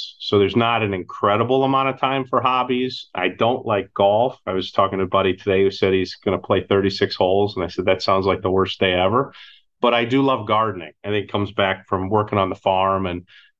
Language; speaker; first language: English; native; English